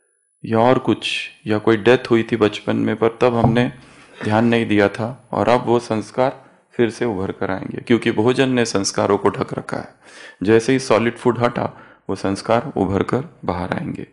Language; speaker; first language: Hindi; native; Hindi